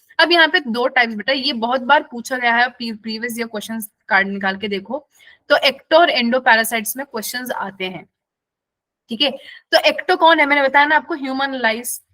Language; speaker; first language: Hindi; non-native, local second language; Kannada